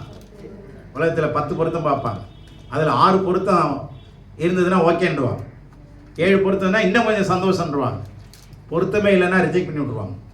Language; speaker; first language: Tamil; native; Tamil